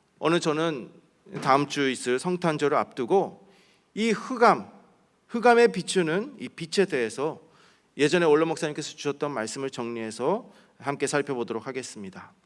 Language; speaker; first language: Korean; early bilingual, heritage; Korean